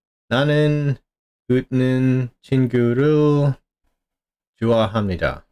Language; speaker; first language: Korean; non-native, learner; English